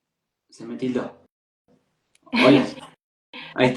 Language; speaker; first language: Spanish; native; Spanish